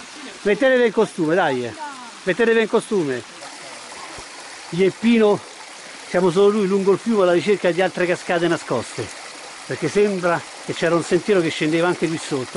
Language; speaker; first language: Italian; native; Italian